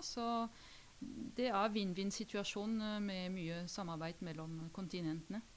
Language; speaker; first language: Norwegian; non-native, fluent; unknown